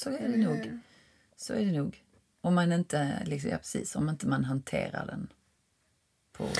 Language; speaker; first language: Swedish; native; Swedish